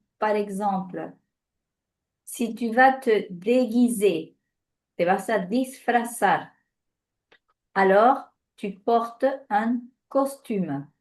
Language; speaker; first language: French; non-native, fluent; Spanish